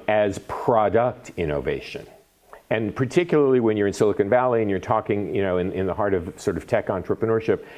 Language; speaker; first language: English; native; English